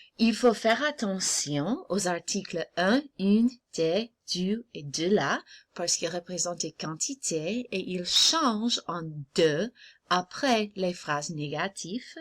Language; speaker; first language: French; non-native, fluent; English